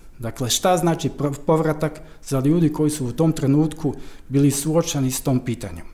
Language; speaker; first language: Croatian; non-native, fluent; Dutch